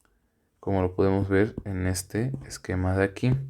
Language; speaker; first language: Spanish; native; Spanish